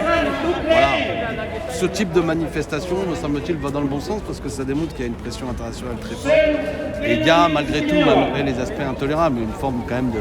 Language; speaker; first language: French; native; French